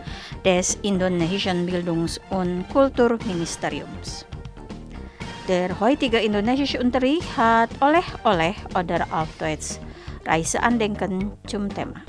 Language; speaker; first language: German; non-native, fluent; Indonesian